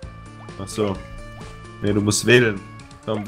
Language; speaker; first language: German; native; German